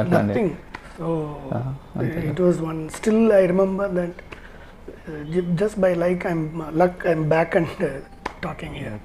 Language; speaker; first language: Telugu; non-native, learner; Tamil